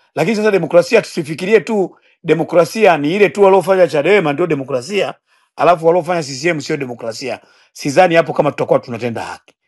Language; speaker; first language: Swahili; native; Swahili